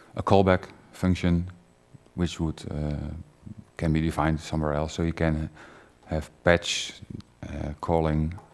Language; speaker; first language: English; non-native, fluent; Dutch